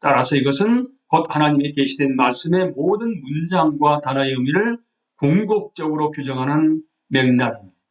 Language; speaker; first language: Korean; native; Korean